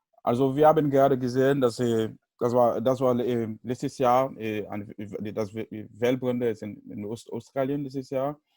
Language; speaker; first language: German; non-native, learner; Haitian Creole